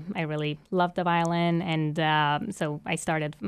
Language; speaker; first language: English; non-native, fluent; Persian